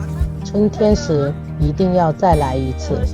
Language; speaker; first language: Chinese; native; Chinese